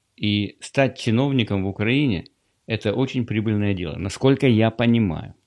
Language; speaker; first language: Russian; native; Russian